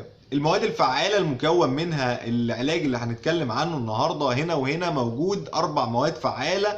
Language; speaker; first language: Arabic; native; Arabic